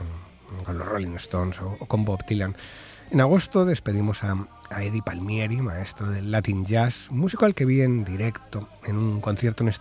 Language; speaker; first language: Spanish; native; Spanish